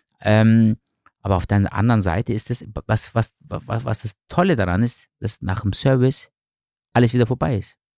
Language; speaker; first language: German; early bilingual, other home language; Turkish